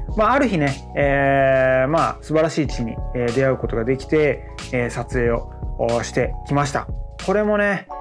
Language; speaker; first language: Japanese; early bilingual, other home language; French